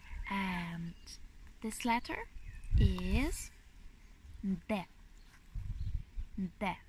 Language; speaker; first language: English; non-native, fluent; Ukrainian